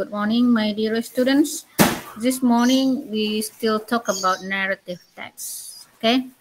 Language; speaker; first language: English; non-native, learner; Indonesian